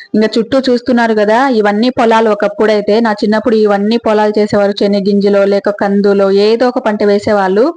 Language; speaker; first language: Telugu; native; Telugu